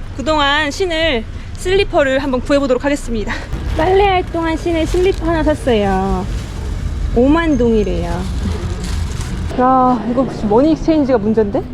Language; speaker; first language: Korean; native; Korean